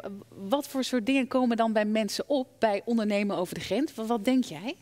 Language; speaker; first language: Dutch; native; Dutch